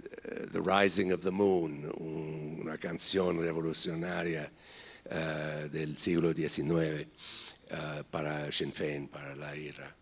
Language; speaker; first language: Spanish; non-native, fluent; English